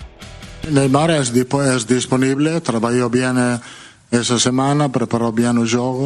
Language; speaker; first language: Portuguese; non-native, learner; Italian